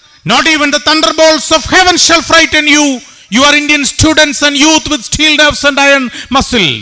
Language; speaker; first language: English; non-native, local second language; Malayalam